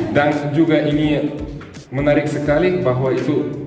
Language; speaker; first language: Malay; non-native, fluent; Russian